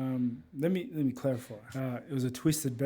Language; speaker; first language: English; native; English